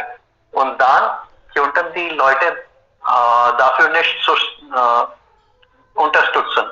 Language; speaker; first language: German; non-native, fluent; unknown